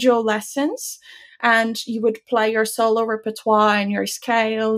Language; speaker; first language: English; non-native, fluent; Bulgarian